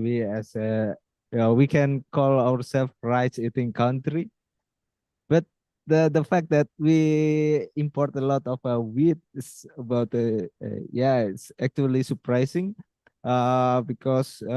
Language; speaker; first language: English; non-native, fluent; Indonesian